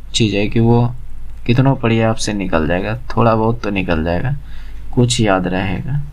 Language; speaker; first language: Hindi; native; Hindi